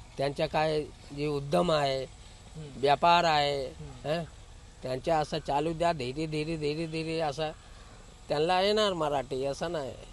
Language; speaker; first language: Marathi; non-native, local second language; Hindi